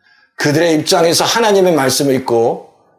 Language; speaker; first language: Korean; native; Korean